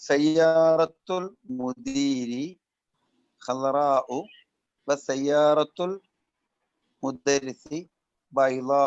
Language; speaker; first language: Arabic; non-native, learner; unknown